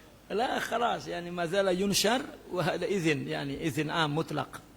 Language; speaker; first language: Arabic; non-native, fluent; Malay